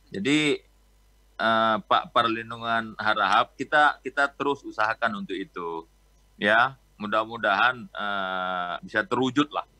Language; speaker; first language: Indonesian; non-native, local second language; Achinese